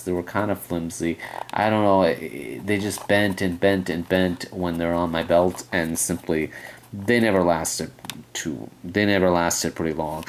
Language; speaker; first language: English; native; English